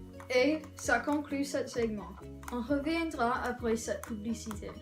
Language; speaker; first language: French; non-native, learner; English